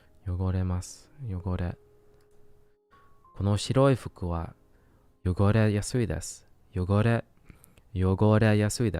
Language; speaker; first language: Japanese; non-native, learner; English